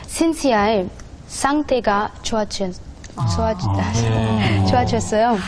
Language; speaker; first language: Korean; non-native, learner; Urdu